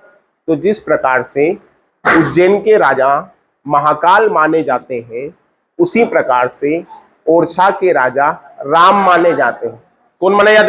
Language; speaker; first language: Hindi; native; Hindi